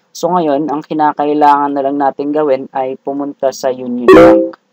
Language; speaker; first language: Filipino; non-native, local second language; Cebuano